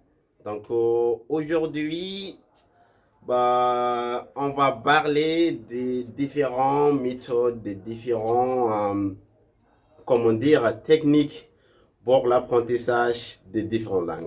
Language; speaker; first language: French; non-native, local second language; Arabic